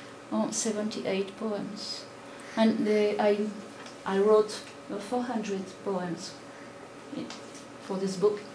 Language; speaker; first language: English; non-native, fluent; French